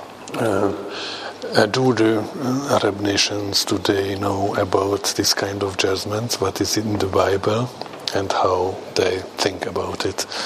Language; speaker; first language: English; non-native, fluent; Hungarian